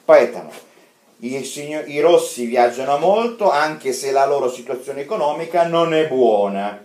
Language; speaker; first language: Italian; non-native, fluent; Russian